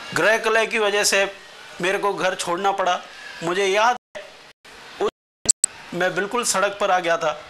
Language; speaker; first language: Hindi; non-native, local second language; Sindhi